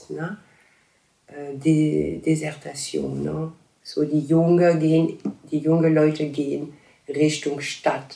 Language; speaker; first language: German; non-native, learner; French